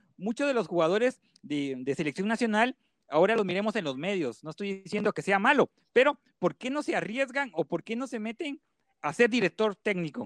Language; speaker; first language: Spanish; native; Spanish